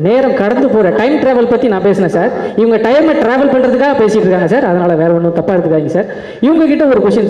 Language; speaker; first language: Tamil; native; Tamil